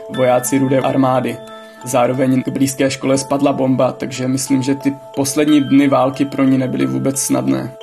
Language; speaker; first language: Czech; native; Czech